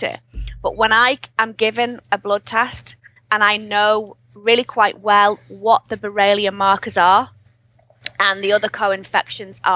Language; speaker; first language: English; native; English